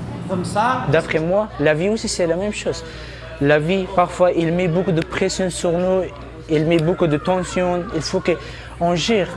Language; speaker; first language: French; non-native, fluent; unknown